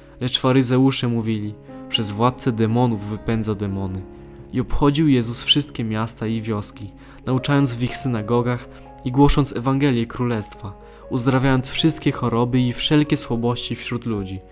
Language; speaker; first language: Polish; native; Polish